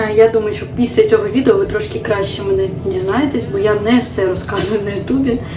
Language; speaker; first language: Ukrainian; non-native, local second language; Russian